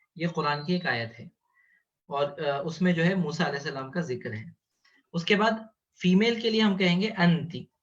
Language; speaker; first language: Urdu; native; Urdu